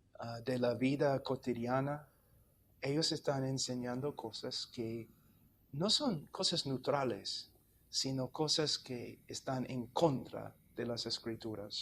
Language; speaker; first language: Spanish; non-native, fluent; English